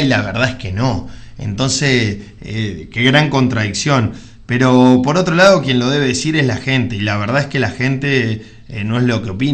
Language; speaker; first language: Spanish; native; Spanish